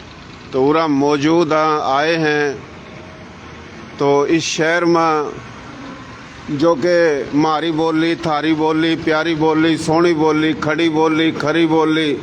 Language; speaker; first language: Hindi; non-native, local second language; Marwari